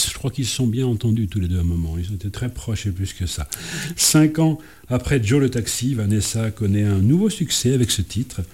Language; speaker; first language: French; native; French